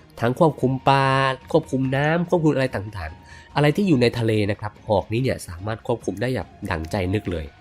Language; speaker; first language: Thai; native; Thai